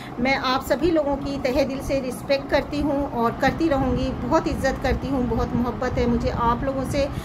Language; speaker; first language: Hindi; native; Hindi